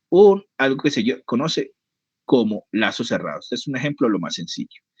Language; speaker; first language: Spanish; native; Spanish